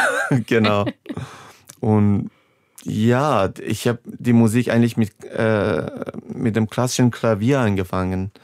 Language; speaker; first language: German; non-native, fluent; Persian